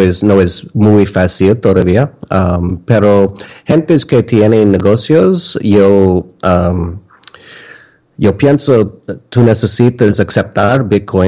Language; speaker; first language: Spanish; non-native, learner; English